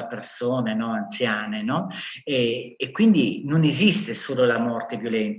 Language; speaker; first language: Italian; native; Italian